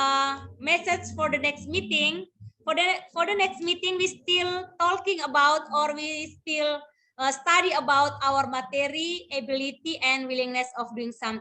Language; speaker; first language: English; non-native, local second language; Indonesian